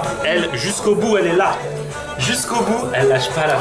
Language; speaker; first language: French; native; French